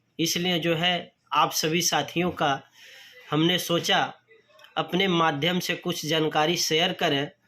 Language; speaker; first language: Hindi; native; Hindi